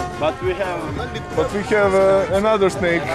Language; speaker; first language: English; non-native, learner; Serbian